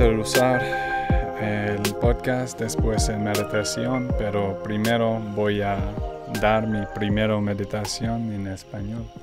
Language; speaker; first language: Spanish; non-native, learner; English